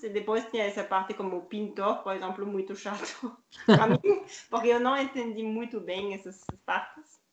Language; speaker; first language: Portuguese; non-native, learner; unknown